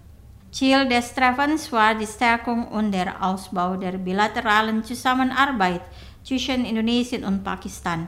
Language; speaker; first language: German; non-native, fluent; Indonesian